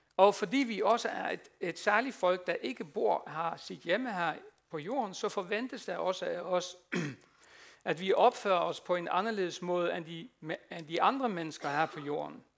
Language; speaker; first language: Danish; non-native, fluent; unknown